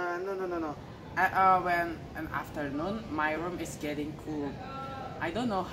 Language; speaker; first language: English; non-native, learner; Indonesian